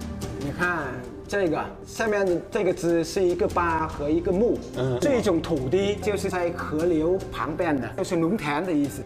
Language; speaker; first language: Chinese; non-native, fluent; Vietnamese